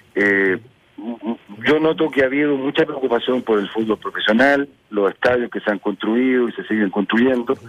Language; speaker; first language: Spanish; native; Spanish